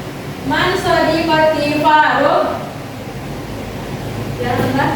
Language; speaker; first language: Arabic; non-native, learner; Indonesian